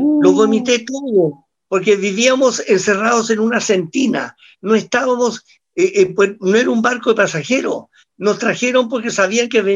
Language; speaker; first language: Spanish; early bilingual, other home language; Italian